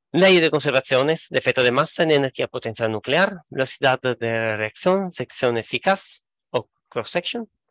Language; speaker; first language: Spanish; non-native, fluent; Italian